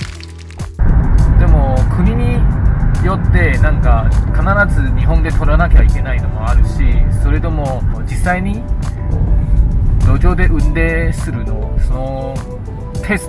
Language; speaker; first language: Japanese; non-native, fluent; Chinese